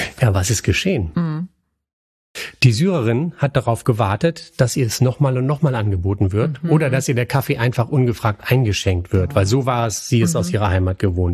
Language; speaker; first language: German; native; German